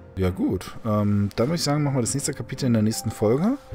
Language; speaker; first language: German; native; German